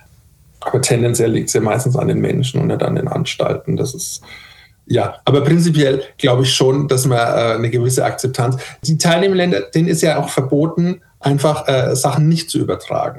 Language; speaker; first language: German; native; German